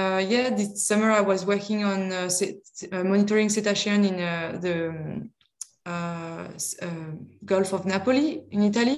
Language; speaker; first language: English; non-native, fluent; French